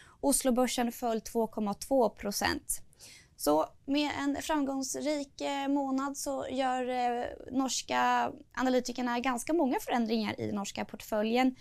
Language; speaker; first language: Swedish; native; Swedish